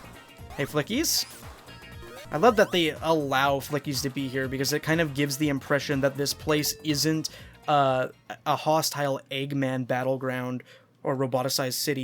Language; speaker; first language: English; native; English